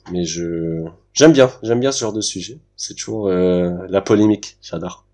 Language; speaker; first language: French; early bilingual, heritage; French